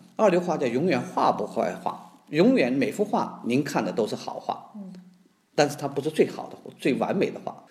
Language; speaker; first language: Chinese; native; Chinese